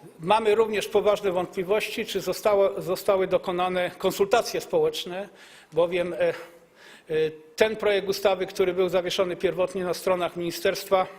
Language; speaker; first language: Polish; native; Polish